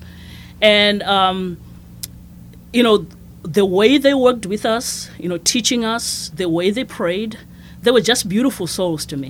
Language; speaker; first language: English; non-native, local second language; Shona